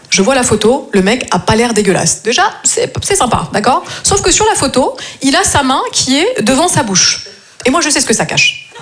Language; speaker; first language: French; native; French